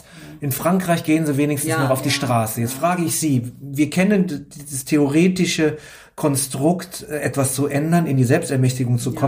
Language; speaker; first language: German; native; German